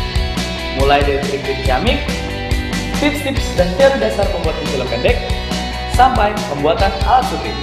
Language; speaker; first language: Indonesian; native; Indonesian